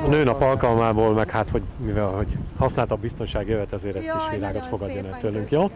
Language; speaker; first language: Hungarian; native; Hungarian